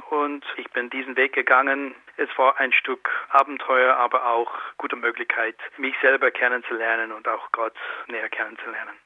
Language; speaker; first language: German; non-native, fluent; English